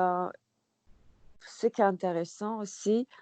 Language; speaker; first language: French; non-native, learner; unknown